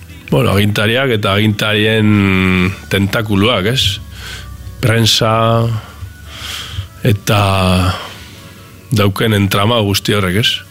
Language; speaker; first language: Basque; native; Basque